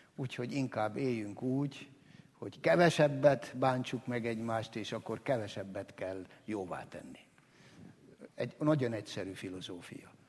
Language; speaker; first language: Hungarian; native; Hungarian